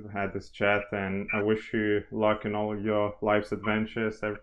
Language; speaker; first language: English; non-native, fluent; Lithuanian